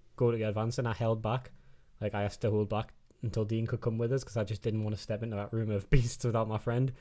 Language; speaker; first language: English; native; English